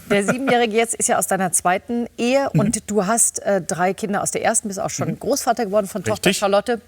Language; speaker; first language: German; native; German